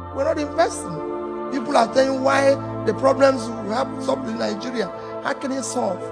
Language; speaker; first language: English; non-native, local second language; Igbo